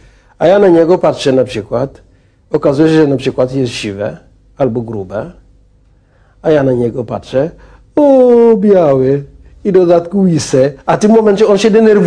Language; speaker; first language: Polish; non-native, fluent; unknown